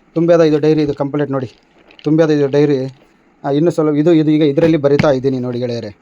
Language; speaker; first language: Kannada; non-native, local second language; Urdu